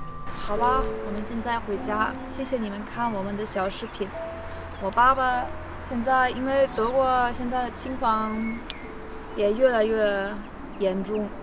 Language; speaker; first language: Chinese; early bilingual, heritage; Chinese